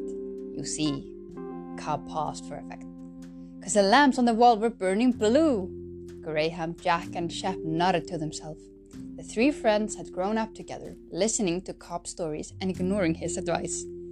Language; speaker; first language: English; non-native, fluent; Icelandic